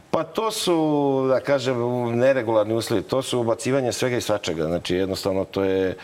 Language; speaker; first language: Serbian; native; Serbian